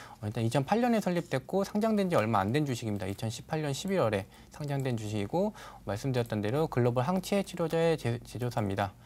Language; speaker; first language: Korean; native; Korean